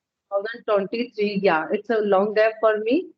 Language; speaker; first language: English; non-native, learner; Punjabi